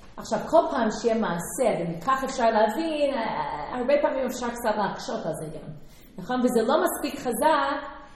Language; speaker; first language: Hebrew; non-native, fluent; English